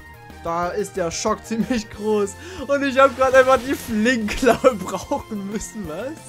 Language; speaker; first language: German; native; German